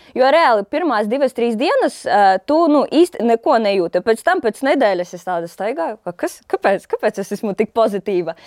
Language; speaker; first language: Latvian; non-native, local second language; Russian